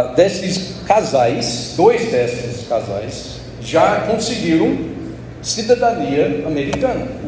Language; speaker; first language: Portuguese; non-native, fluent; English